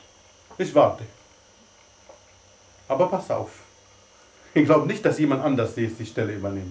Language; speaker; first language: German; non-native, fluent; Arabic